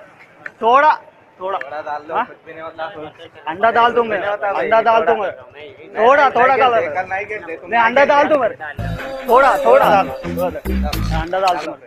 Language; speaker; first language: Hindi; non-native, local second language; Telugu